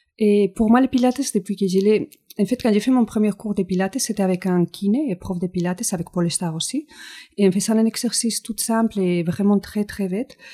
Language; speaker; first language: French; non-native, fluent; Spanish